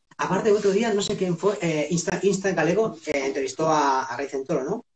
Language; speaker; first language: Galician; non-native, local second language; Spanish